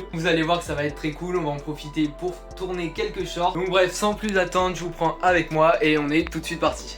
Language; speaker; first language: French; native; French